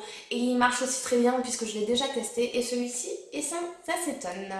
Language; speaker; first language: French; native; French